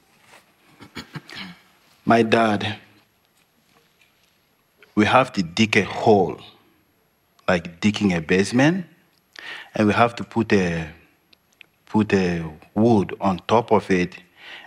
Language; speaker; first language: English; non-native, learner; Arabic